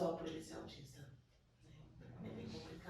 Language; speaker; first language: Portuguese; native; Portuguese